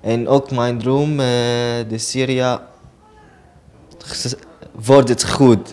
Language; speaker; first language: Dutch; non-native, learner; Arabic